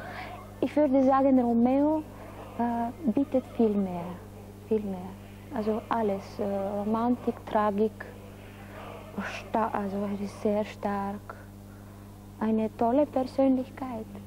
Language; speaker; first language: German; non-native, fluent; Bulgarian